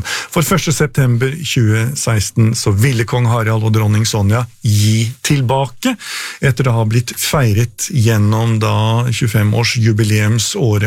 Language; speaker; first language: Norwegian; native; Norwegian